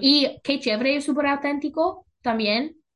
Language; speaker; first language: Spanish; non-native, learner; English